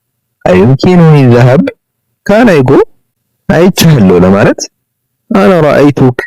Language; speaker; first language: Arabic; non-native, fluent; Amharic